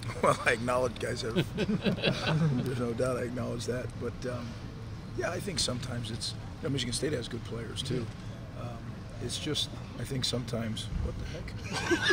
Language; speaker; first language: English; native; English